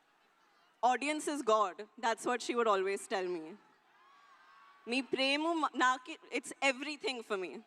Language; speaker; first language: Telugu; non-native, learner; Hindi